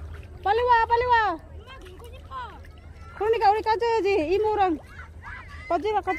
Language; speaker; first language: Korean; non-native, learner; Filipino